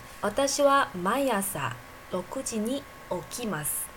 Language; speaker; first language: Japanese; non-native, fluent; Chinese